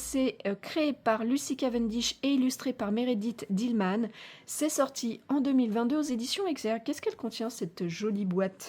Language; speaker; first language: French; native; French